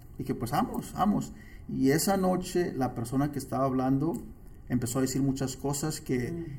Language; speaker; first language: Spanish; early bilingual, heritage; Spanish